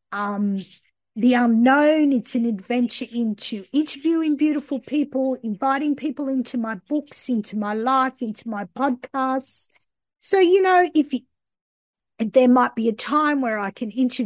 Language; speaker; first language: English; native; English